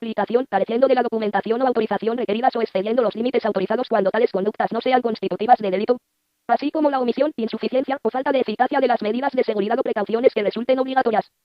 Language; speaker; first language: Spanish; native; Spanish